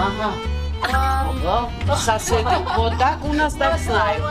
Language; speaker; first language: Russian; non-native, local second language; Georgian